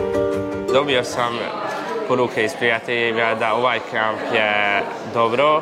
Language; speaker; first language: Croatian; non-native, local second language; Hungarian